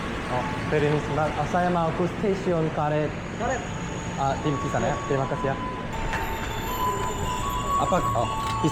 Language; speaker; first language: Indonesian; non-native, learner; Korean